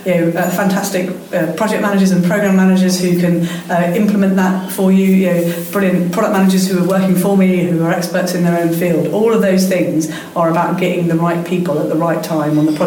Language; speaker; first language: English; native; English